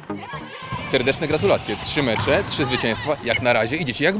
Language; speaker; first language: Polish; native; Polish